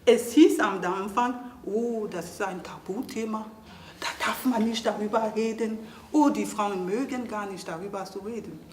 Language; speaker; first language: German; non-native, fluent; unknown